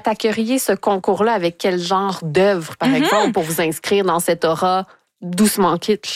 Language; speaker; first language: French; native; French